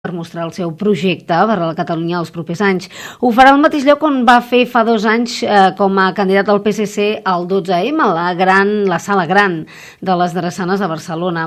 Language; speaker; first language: Catalan; native; Catalan